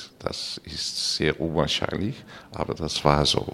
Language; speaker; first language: German; non-native, learner; Dutch